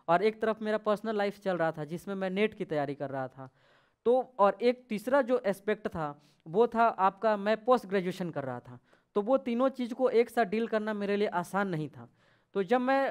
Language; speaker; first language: Hindi; native; Hindi